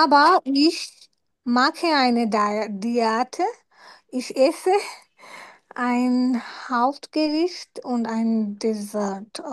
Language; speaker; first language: German; non-native, learner; Bangla